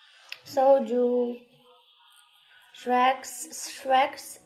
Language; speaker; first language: English; non-native, learner; Russian